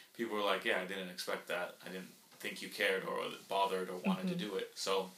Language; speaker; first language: English; early bilingual, other home language; Spanish